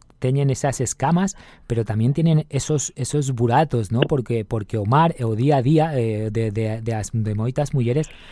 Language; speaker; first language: Galician; non-native, local second language; Spanish